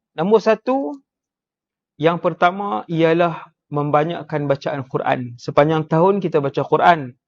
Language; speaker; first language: Malay; native; Malay